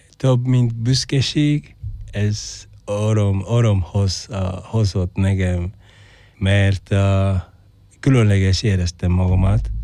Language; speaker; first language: Hungarian; non-native, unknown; Spanish